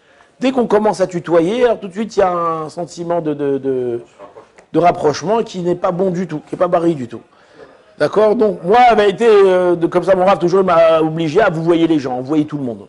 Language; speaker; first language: French; native; French